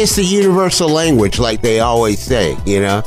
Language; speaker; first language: English; native; English